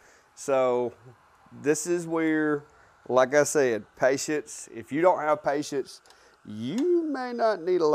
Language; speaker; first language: English; native; English